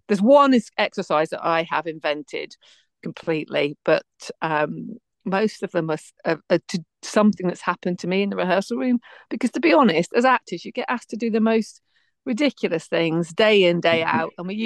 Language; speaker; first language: English; native; English